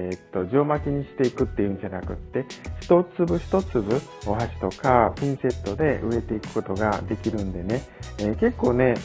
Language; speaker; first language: Japanese; native; Japanese